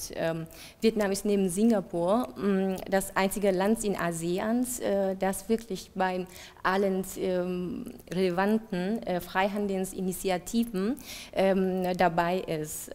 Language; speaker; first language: German; non-native, fluent; Vietnamese